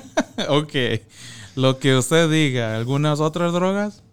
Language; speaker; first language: Spanish; non-native, fluent; English